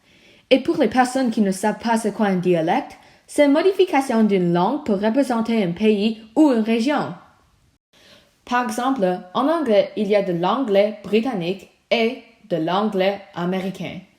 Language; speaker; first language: French; non-native, learner; Chinese